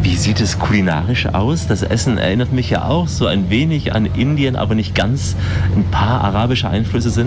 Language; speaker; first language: German; native; German